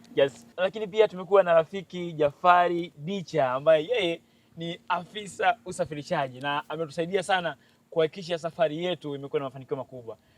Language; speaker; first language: Swahili; native; Swahili